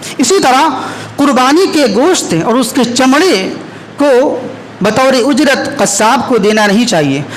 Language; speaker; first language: Urdu; native; Urdu